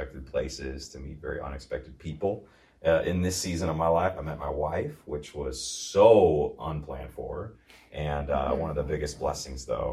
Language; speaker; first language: English; native; English